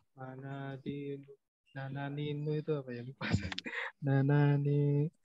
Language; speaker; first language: Indonesian; native; Indonesian